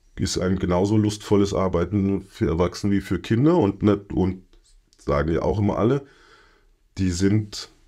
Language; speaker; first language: German; native; German